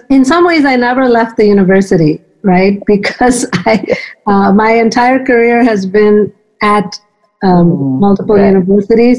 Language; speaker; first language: English; non-native, local second language; Hindi